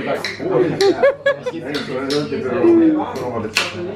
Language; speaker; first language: Swedish; native; Swedish